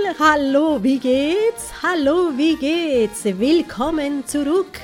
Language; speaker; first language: German; non-native, fluent; Spanish